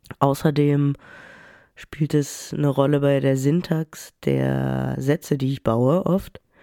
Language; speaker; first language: German; early bilingual, other home language; French